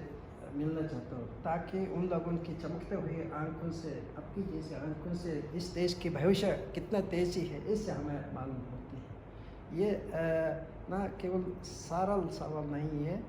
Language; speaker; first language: Hindi; non-native, fluent; Mongolian